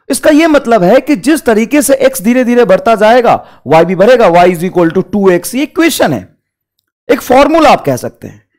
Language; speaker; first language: Hindi; native; Hindi